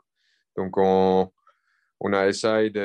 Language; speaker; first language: French; non-native, local second language; Dutch